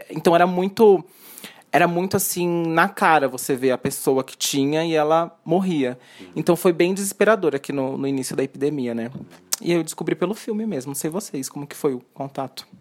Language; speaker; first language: Portuguese; native; Portuguese